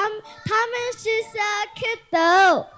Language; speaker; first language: Chinese; non-native, learner; Mongolian